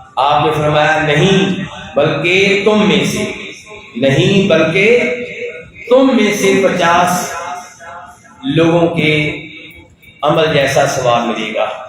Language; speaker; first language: Urdu; non-native, local second language; Punjabi